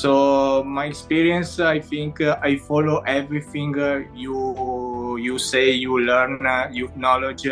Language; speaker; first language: English; non-native, learner; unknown